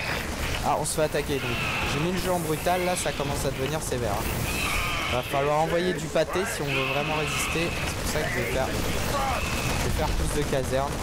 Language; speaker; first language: French; native; French